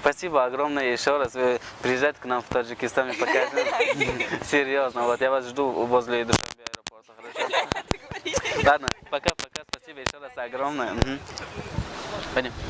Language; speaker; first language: Russian; non-native, local second language; Tajik